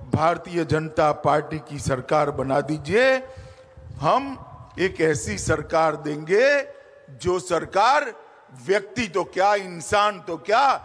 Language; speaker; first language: Hindi; native; Hindi